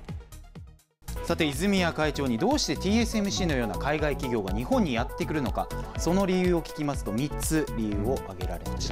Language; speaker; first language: Japanese; native; Japanese